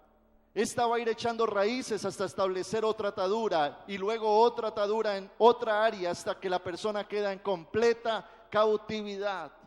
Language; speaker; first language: Spanish; native; Spanish